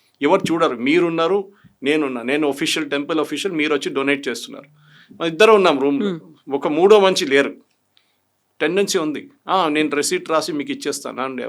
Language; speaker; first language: Telugu; non-native, fluent; Malayalam